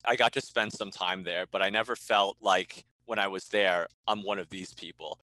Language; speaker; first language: English; early bilingual, other home language; Chinese